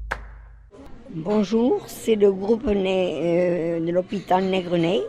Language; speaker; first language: French; native; French